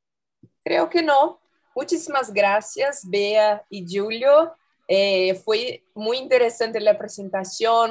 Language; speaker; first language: Spanish; non-native, fluent; Portuguese